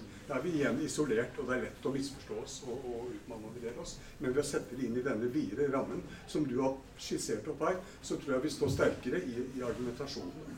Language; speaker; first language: Norwegian; native; Norwegian